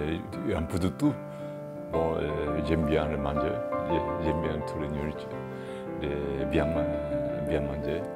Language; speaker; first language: French; non-native, fluent; Japanese